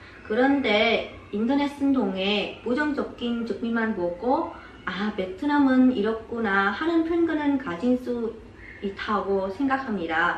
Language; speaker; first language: Korean; non-native, fluent; Vietnamese